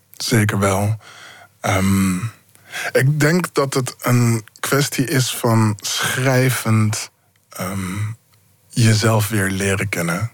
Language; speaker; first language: Dutch; native; Dutch